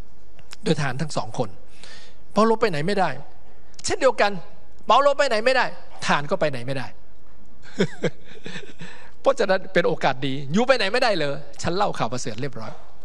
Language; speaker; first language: Thai; native; Thai